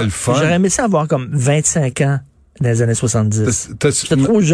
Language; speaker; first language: French; native; French